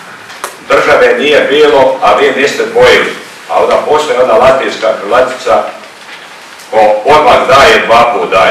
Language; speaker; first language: Croatian; native; Croatian